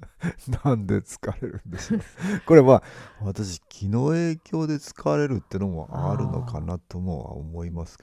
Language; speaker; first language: Japanese; native; Japanese